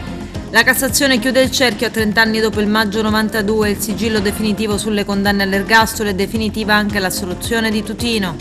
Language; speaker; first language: Italian; native; Italian